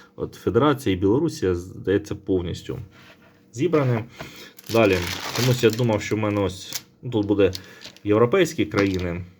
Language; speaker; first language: Ukrainian; non-native, local second language; Russian